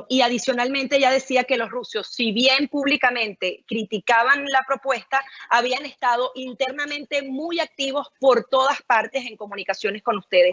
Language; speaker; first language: Spanish; native; Spanish